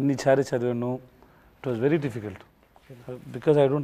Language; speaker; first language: Telugu; non-native, learner; Tamil